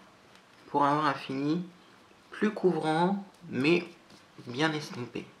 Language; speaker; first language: French; native; French